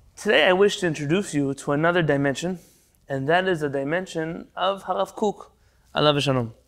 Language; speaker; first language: English; native; English